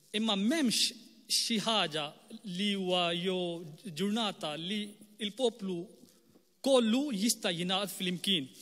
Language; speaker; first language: Maltese; non-native, fluent; Urdu